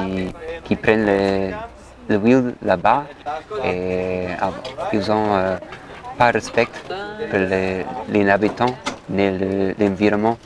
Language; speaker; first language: French; non-native, learner; English